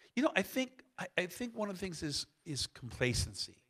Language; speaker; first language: English; native; English